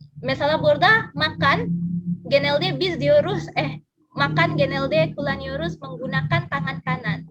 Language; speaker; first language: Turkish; non-native, learner; Indonesian